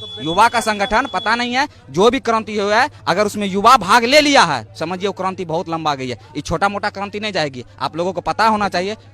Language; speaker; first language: Hindi; native; Hindi